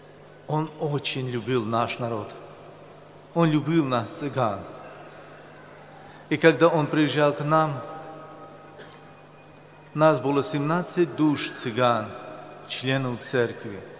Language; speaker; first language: Russian; non-native, local second language; Romany